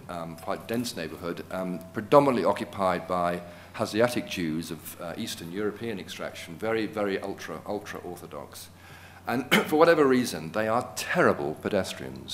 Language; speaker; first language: English; native; English